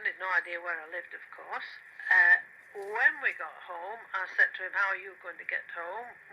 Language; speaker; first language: English; native; English